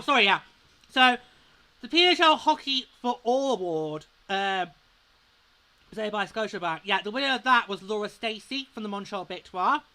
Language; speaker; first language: English; native; English